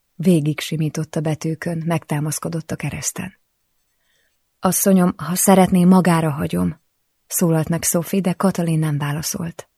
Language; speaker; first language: Hungarian; native; Hungarian